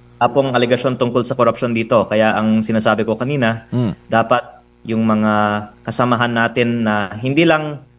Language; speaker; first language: Filipino; native; Filipino